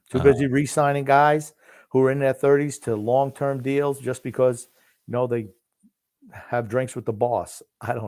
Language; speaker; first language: English; native; English